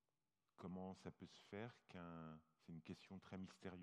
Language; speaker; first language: French; native; French